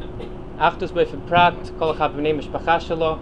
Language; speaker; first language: Hebrew; non-native, fluent; English